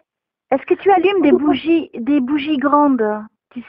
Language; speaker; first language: French; native; French